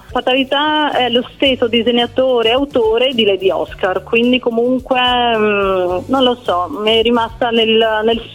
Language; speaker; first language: Italian; native; Italian